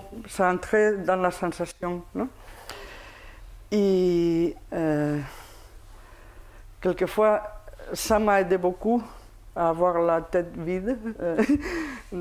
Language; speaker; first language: French; non-native, fluent; Spanish